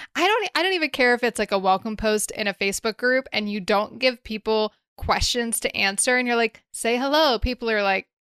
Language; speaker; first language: English; native; English